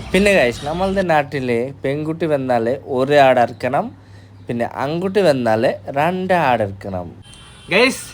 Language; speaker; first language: Malayalam; non-native, learner; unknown